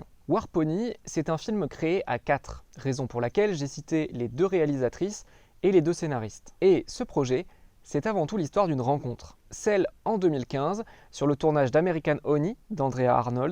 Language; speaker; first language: French; native; French